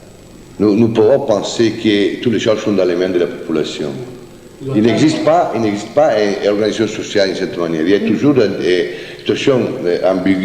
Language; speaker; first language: French; non-native, fluent; Italian